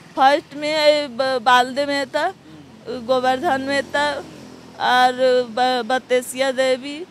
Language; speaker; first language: Hindi; native; Hindi